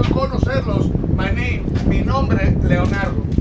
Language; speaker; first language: Spanish; native; Spanish